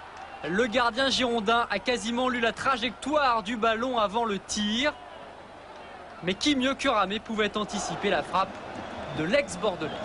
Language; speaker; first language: French; native; French